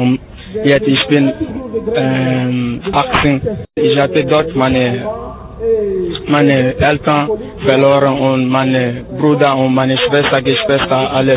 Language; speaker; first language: German; non-native, learner; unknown